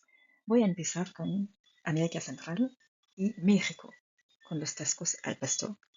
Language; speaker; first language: Spanish; non-native, fluent; French